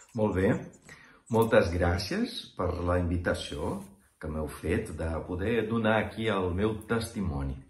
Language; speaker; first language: Catalan; non-native, fluent; Portuguese